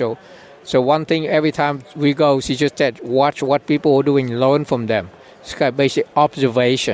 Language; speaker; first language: English; non-native, learner; Vietnamese